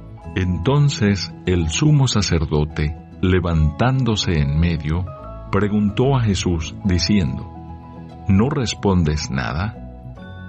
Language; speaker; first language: Spanish; native; Spanish